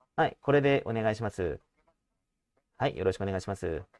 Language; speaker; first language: Japanese; non-native, fluent; Korean